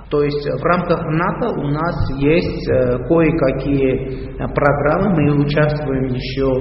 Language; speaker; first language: Russian; non-native, local second language; Armenian